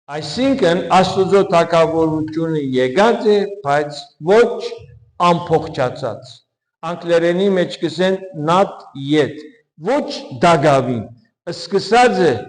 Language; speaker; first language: Armenian; early bilingual, heritage; Armenian